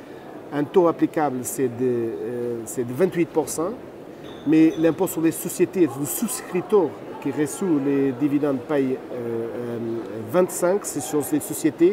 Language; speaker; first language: French; non-native, fluent; Portuguese